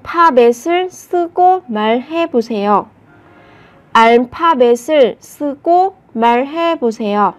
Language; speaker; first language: Korean; non-native, fluent; Vietnamese